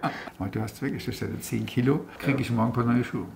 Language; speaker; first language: German; native; German